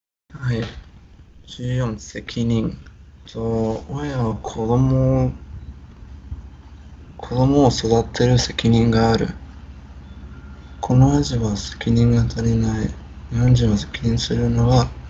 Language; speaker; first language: Japanese; non-native, fluent; Spanish